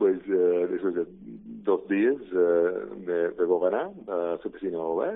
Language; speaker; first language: Catalan; non-native, learner; English